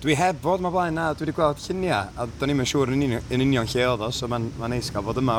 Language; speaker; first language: Welsh; native; Welsh